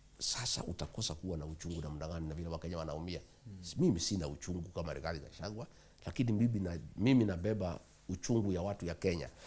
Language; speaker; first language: Swahili; non-native, local second language; Kikuyu